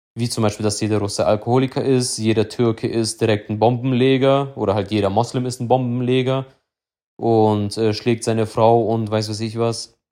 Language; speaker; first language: German; early bilingual, other home language; Russian